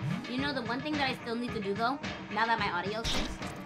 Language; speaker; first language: English; native; English